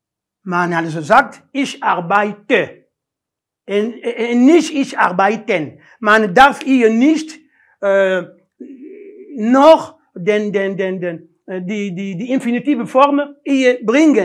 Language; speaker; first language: German; non-native, learner; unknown